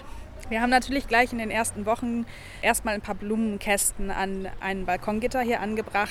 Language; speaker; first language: German; native; German